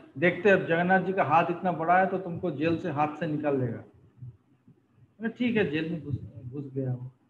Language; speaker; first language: Hindi; non-native, local second language; Bangla